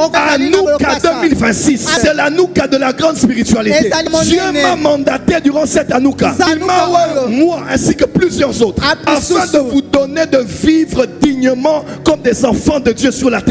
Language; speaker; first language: French; non-native, local second language; Lingala